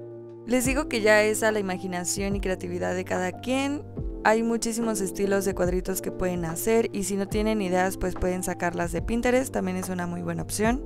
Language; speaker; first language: Spanish; native; Spanish